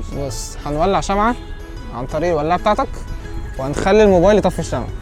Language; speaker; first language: Arabic; native; Arabic